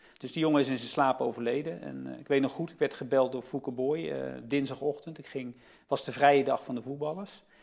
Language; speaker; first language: Dutch; native; Dutch